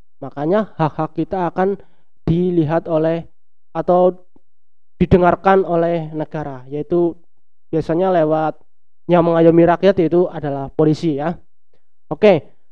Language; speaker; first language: Indonesian; non-native, local second language; Javanese